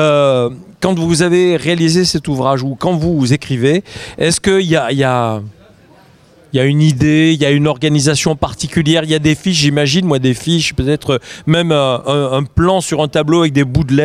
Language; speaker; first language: French; native; French